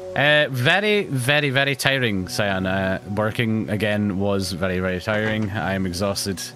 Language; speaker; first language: English; native; English